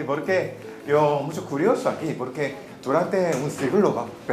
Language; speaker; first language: Spanish; non-native, learner; Korean